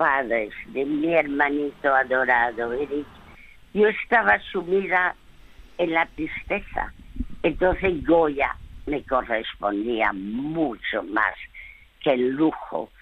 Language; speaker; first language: Spanish; early bilingual, other home language; French